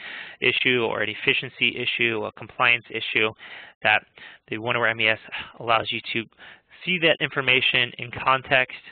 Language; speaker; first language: English; native; English